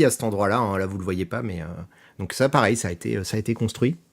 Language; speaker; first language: French; native; French